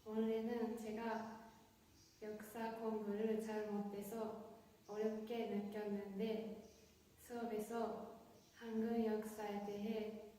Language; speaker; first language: Korean; non-native, fluent; Japanese